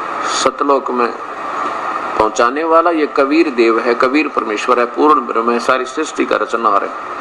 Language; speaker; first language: Hindi; non-native, local second language; Haryanvi